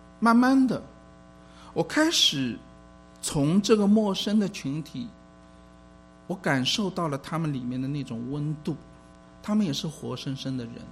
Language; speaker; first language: Chinese; native; Chinese